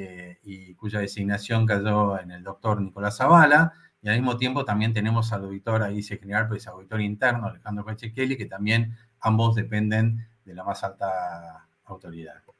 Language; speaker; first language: Spanish; native; Spanish